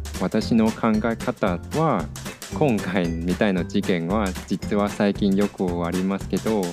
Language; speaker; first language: Japanese; non-native, fluent; Chinese